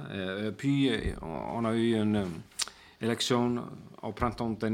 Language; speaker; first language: French; non-native, fluent; Icelandic